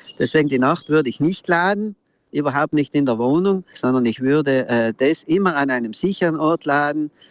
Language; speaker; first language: German; native; German